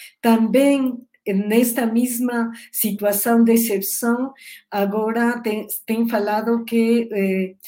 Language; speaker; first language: Portuguese; non-native, learner; Spanish